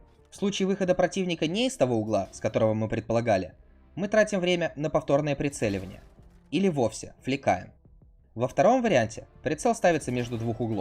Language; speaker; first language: Russian; native; Russian